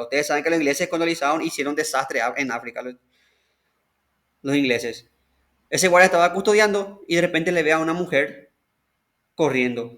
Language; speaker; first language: Spanish; native; Spanish